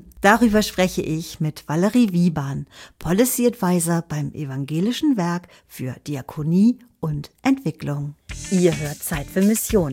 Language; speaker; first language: German; native; German